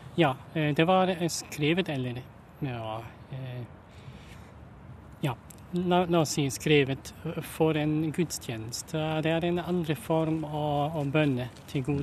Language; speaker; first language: Norwegian; non-native, learner; German